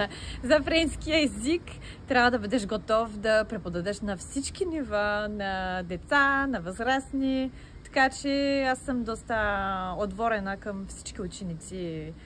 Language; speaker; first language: Bulgarian; non-native, fluent; French